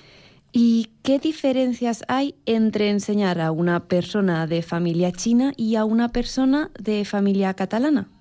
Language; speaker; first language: Spanish; non-native, local second language; Catalan